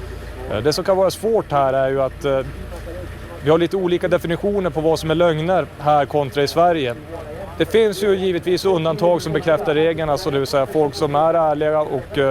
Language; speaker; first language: Swedish; native; Swedish